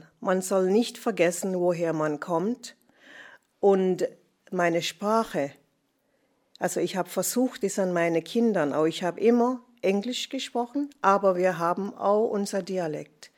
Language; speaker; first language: German; non-native, fluent; English